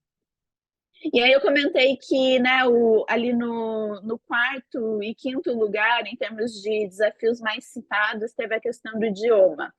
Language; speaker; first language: Portuguese; native; Portuguese